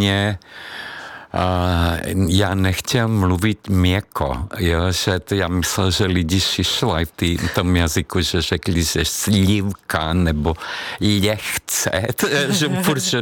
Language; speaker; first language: Czech; non-native, fluent; Hungarian